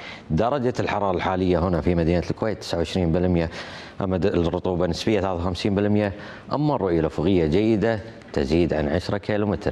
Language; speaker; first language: Arabic; native; Arabic